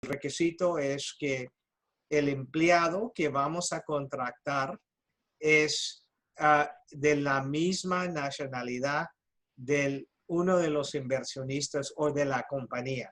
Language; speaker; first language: Spanish; early bilingual, heritage; Spanish